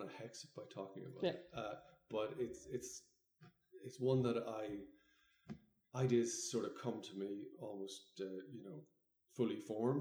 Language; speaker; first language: English; native; English